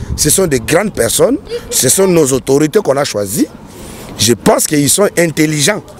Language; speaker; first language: French; non-native, local second language; Lingala